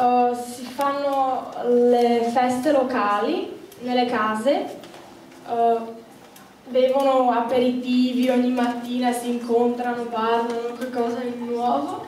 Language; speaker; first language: Italian; early bilingual, heritage; Slovak